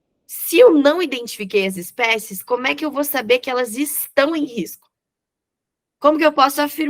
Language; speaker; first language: Portuguese; native; Portuguese